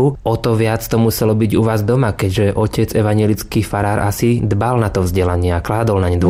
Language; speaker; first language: Slovak; native; Slovak